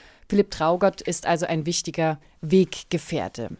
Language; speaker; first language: German; native; German